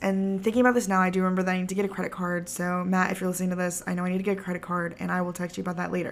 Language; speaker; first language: English; native; English